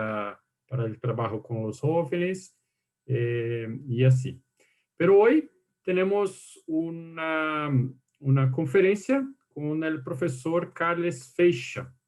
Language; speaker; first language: Spanish; non-native, fluent; Portuguese